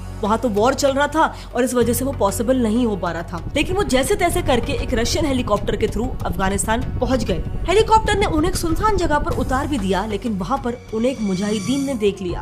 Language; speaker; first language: Hindi; native; Hindi